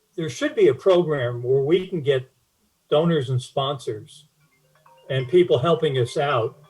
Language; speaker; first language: English; native; English